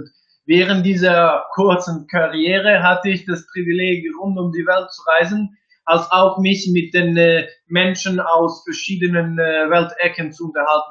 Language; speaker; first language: English; non-native, fluent; Serbian